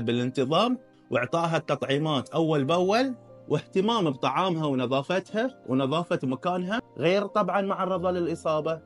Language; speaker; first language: Arabic; native; Arabic